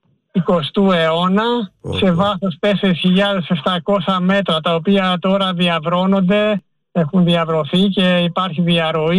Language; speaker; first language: Greek; native; Greek